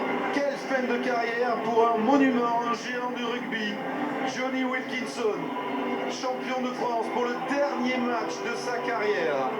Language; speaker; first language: French; native; French